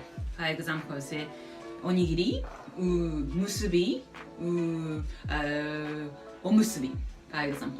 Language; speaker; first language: French; non-native, fluent; Japanese